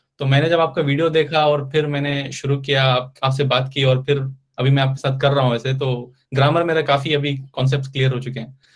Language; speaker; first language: Hindi; non-native, local second language; Kannada